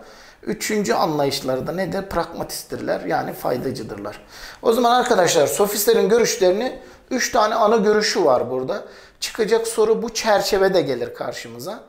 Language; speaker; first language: Turkish; native; Turkish